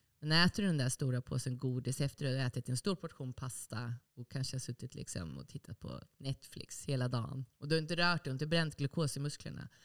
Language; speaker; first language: Swedish; native; Swedish